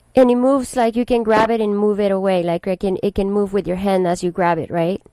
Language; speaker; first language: English; non-native, fluent; Spanish